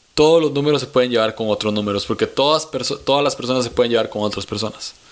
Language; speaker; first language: Spanish; native; Spanish